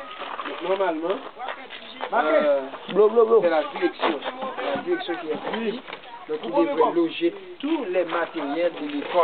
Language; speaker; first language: French; non-native, local second language; Haitian Creole